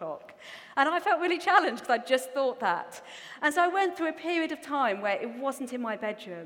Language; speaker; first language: English; native; English